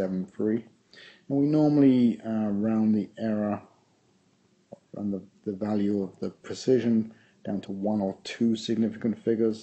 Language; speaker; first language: English; native; English